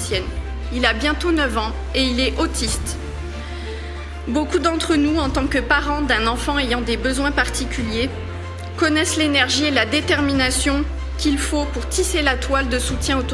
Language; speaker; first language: French; native; French